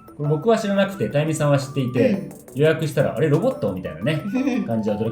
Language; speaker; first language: Japanese; native; Japanese